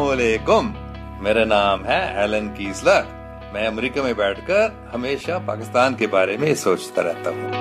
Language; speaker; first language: Hindi; non-native, local second language; English